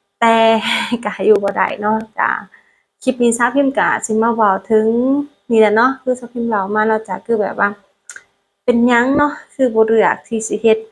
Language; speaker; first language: Thai; non-native, learner; Lao